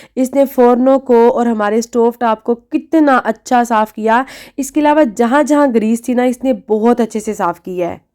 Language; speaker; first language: Urdu; native; Urdu